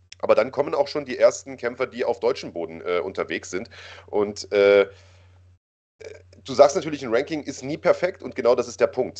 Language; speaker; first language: German; native; German